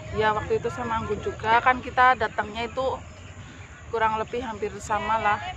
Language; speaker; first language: Indonesian; non-native, local second language; Javanese